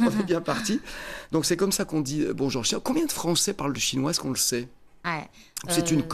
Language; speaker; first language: French; native; French